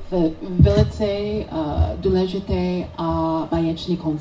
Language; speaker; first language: Czech; non-native, learner; English